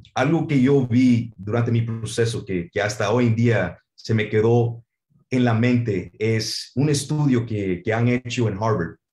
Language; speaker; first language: Spanish; early bilingual, heritage; Spanish